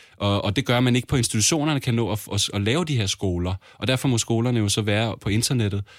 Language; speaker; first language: Danish; native; Danish